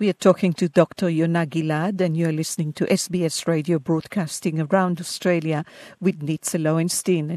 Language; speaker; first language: English; non-native, fluent; Hebrew